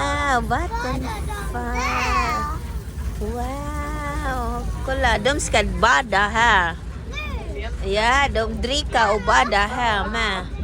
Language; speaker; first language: Swedish; non-native, learner; Cebuano